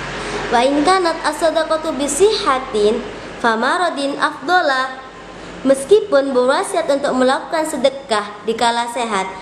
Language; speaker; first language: Indonesian; native; Indonesian